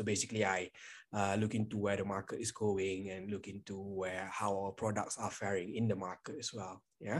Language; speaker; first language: English; non-native, local second language; Malay